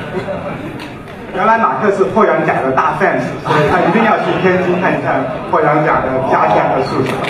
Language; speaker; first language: Chinese; native; Chinese